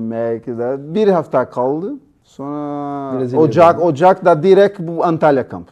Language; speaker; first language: Turkish; non-native, learner; Portuguese